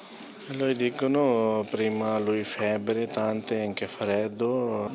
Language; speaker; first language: Italian; non-native, learner; Nepali